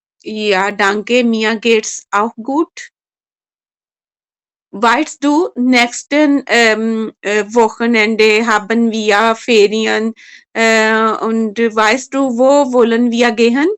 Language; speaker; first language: German; non-native, learner; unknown